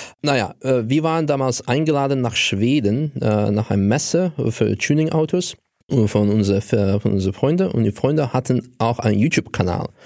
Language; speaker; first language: German; non-native, fluent; Russian